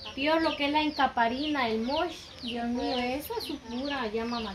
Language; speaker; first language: Spanish; native; Spanish